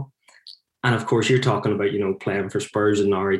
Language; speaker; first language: English; native; English